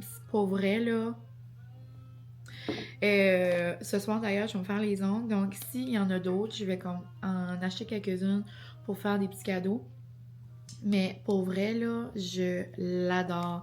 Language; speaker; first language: French; native; French